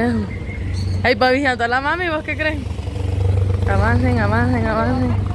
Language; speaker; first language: Spanish; native; Spanish